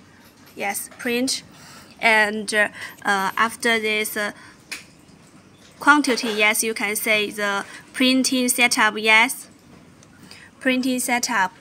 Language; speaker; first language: English; non-native, learner; Chinese